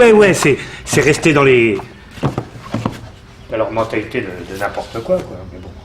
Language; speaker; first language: French; native; French